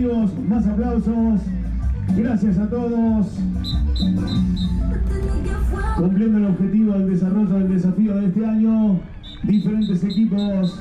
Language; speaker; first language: Spanish; native; Spanish